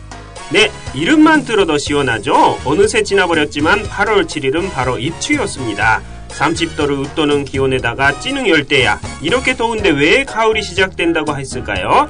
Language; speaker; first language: Korean; non-native, fluent; Japanese